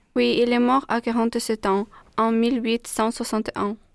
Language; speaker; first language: French; non-native, fluent; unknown